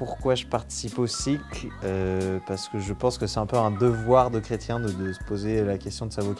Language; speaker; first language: French; native; French